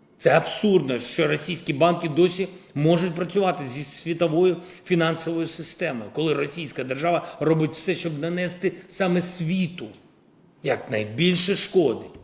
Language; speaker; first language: Ukrainian; non-native, local second language; Russian